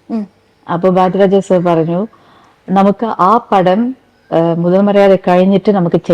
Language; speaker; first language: Malayalam; non-native, fluent; Tamil